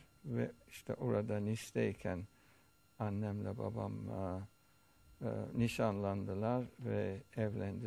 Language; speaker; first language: Turkish; early bilingual, heritage; Turkish